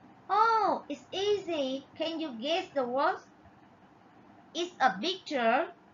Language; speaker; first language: English; non-native, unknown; Vietnamese